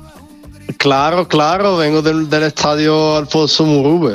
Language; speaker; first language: Spanish; non-native, fluent; Italian